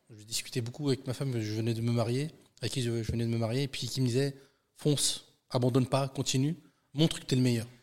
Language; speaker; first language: French; native; French